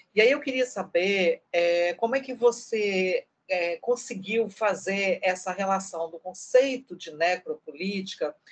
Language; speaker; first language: Portuguese; native; Portuguese